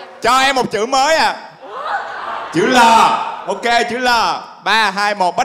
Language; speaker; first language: Vietnamese; native; Vietnamese